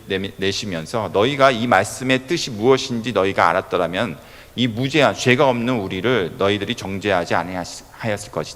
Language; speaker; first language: Korean; native; Korean